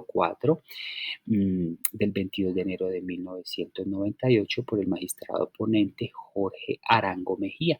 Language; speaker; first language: Spanish; native; Spanish